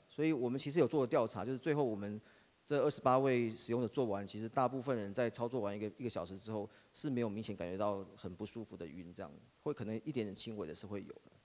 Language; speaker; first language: Chinese; native; Chinese